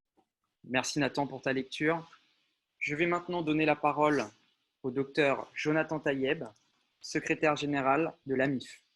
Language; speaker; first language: French; native; French